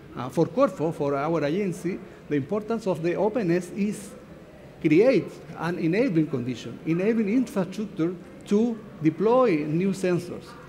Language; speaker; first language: English; non-native, learner; Spanish